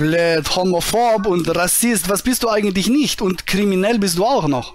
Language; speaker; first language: German; native; German